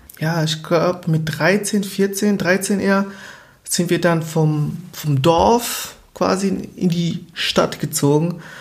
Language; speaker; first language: German; early bilingual, other home language; Portuguese